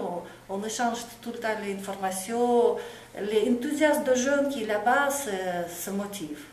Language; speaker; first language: French; non-native, fluent; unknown